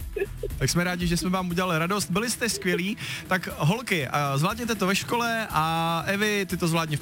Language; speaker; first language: Czech; native; Czech